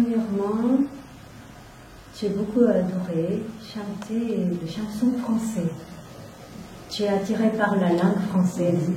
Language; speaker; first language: French; non-native, fluent; Korean